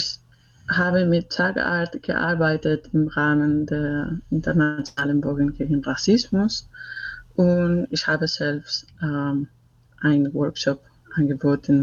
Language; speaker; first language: German; non-native, learner; Spanish